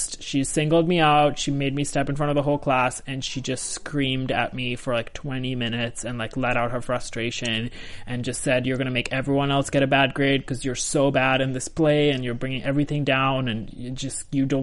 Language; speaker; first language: English; non-native, local second language; Hindi